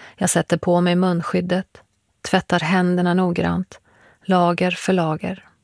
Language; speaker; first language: Swedish; early bilingual, other home language; Persian